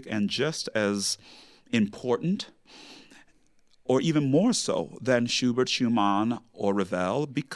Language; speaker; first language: English; native; English